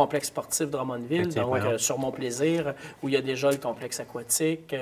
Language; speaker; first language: French; native; French